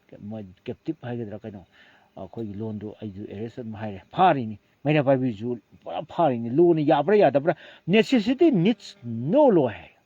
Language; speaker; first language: Manipuri; non-native, local second language; Thado Chin